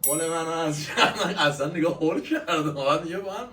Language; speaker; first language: Persian; native; Persian